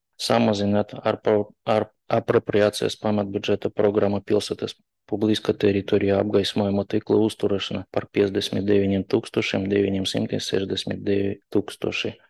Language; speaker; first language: Latvian; non-native, local second language; Russian